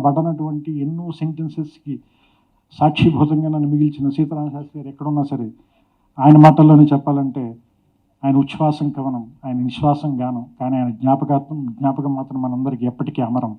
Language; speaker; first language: Telugu; native; Telugu